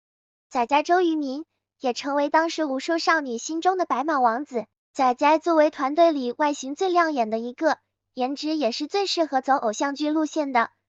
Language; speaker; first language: Chinese; native; Chinese